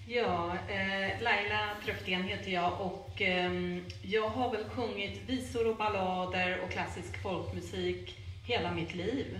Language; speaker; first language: Swedish; native; Swedish